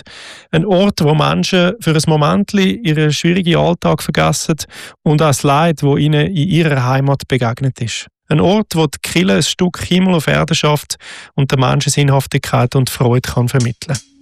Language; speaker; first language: German; native; German